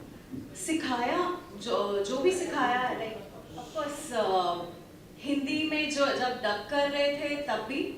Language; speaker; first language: Hindi; non-native, local second language; Kannada